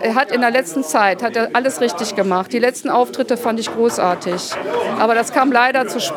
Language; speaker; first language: German; native; German